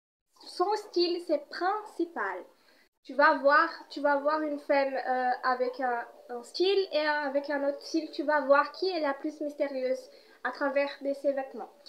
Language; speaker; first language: French; non-native, fluent; Portuguese